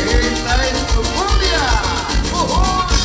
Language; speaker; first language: Spanish; native; Spanish